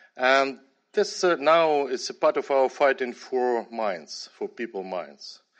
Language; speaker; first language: English; non-native, fluent; Ukrainian